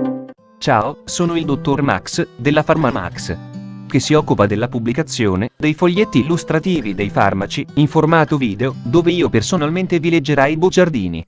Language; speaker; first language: Italian; native; Italian